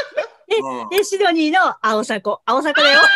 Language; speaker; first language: Japanese; native; Japanese